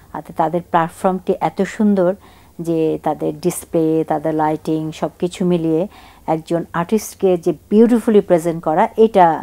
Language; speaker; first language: Bangla; non-native, local second language; Chakma